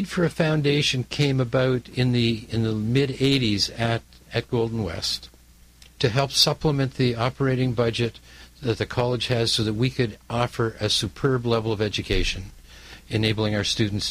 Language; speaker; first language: English; native; English